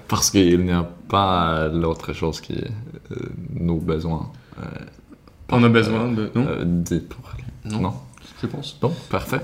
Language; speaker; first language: French; non-native, learner; Swedish